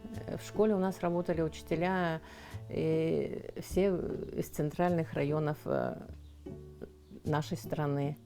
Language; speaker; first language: Russian; non-native, local second language; Yakut